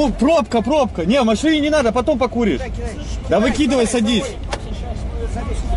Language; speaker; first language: Russian; native; Russian